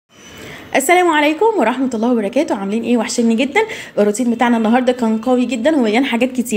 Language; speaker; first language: Arabic; native; Arabic